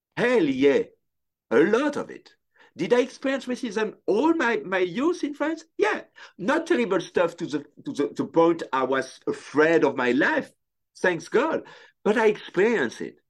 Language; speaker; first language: English; non-native, fluent; French